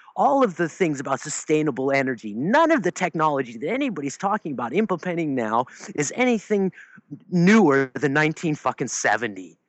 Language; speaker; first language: English; early bilingual, other home language; German